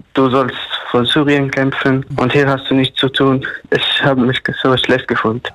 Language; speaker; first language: German; non-native, fluent; Arabic